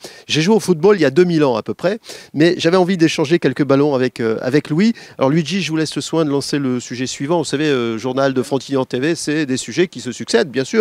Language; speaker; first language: French; native; French